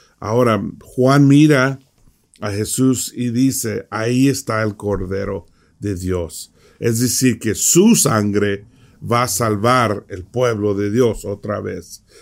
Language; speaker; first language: Spanish; early bilingual, heritage; Spanish